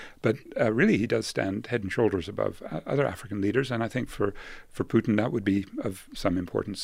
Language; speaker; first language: English; native; English